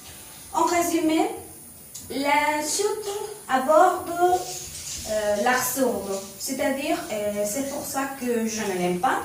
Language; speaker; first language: French; non-native, learner; Spanish